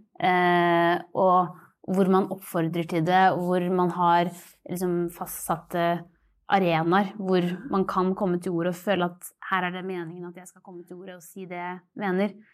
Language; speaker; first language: Norwegian; native; Norwegian